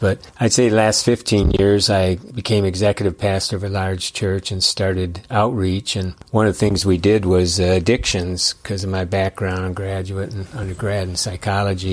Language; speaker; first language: English; native; English